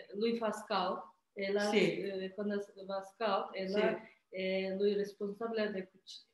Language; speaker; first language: Italian; non-native, learner; Azerbaijani